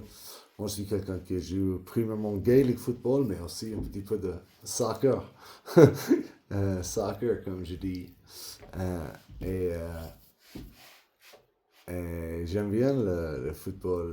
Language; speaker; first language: French; non-native, learner; English